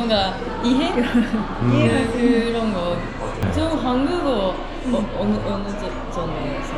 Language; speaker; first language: Korean; non-native, learner; Japanese